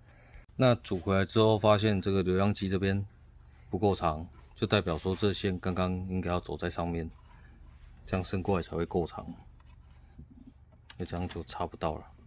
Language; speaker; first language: Chinese; native; Chinese